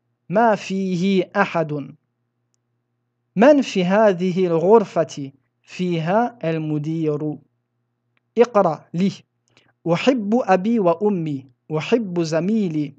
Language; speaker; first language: Arabic; non-native, fluent; French